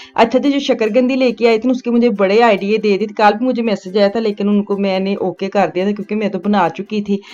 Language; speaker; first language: Urdu; non-native, local second language; Punjabi